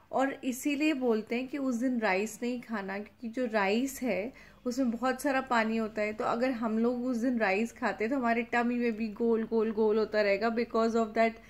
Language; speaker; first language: Hindi; native; Hindi